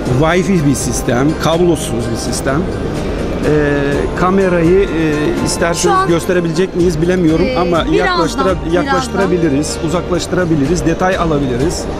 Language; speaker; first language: Turkish; early bilingual, heritage; Turkish